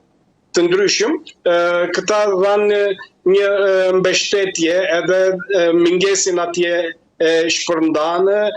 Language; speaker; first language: Albanian; early bilingual, heritage; Albanian